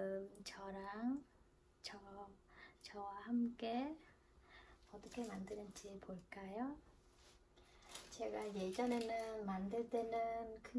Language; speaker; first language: Korean; non-native, fluent; Khmer